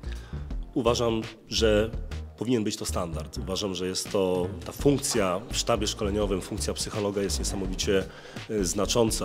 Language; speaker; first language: Polish; native; Polish